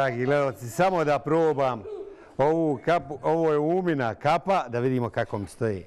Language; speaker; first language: Bosnian; native; Bosnian